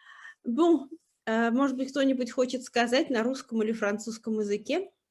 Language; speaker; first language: Russian; native; Russian